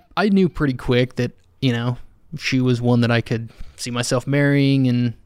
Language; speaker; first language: English; native; English